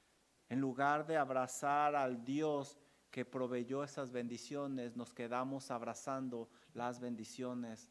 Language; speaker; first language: Spanish; native; Spanish